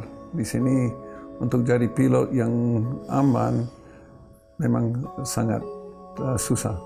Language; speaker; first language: Indonesian; non-native, fluent; English